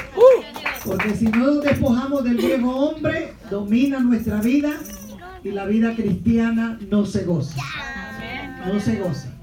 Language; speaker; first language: Spanish; native; Spanish